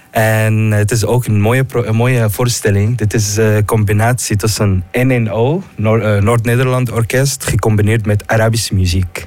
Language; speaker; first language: Dutch; non-native, fluent; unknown